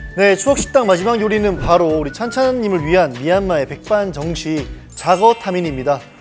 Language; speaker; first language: Korean; native; Korean